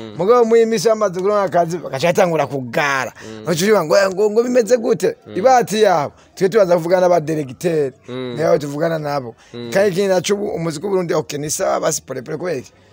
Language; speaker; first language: Rundi; native; Rundi